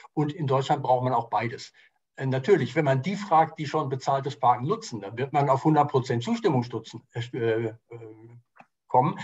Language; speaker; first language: German; native; German